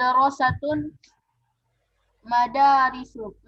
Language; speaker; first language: Arabic; non-native, learner; Indonesian